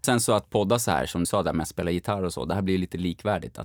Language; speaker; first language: Swedish; native; Swedish